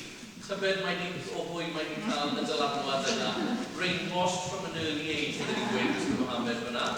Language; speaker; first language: Welsh; native; Welsh